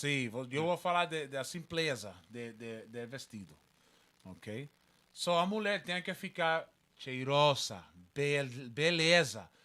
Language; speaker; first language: Portuguese; non-native, learner; Spanish